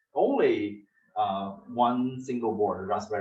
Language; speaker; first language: English; non-native, learner; Chinese